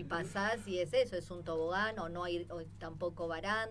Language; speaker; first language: Spanish; native; Spanish